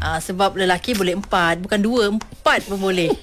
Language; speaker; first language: Malay; native; Malay